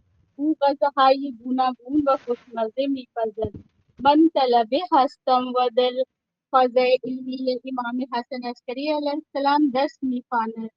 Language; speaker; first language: Persian; non-native, learner; Urdu